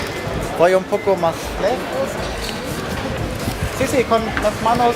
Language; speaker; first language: Spanish; non-native, learner; German